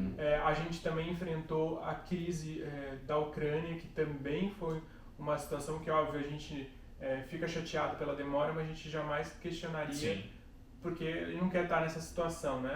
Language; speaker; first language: Portuguese; native; Portuguese